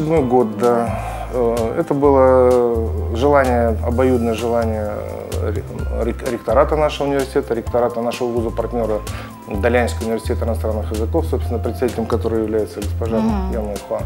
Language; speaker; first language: Russian; native; Russian